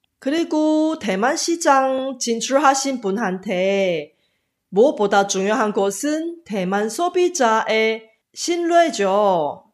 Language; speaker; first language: Korean; non-native, fluent; Chinese